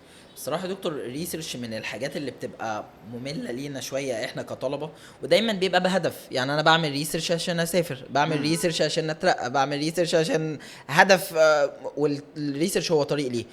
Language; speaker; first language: Arabic; native; Arabic